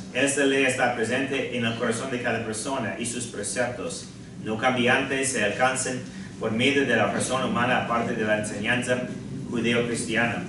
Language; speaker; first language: Spanish; non-native, fluent; English